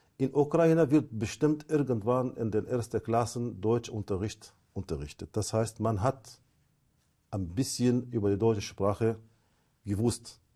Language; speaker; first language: German; non-native, fluent; Arabic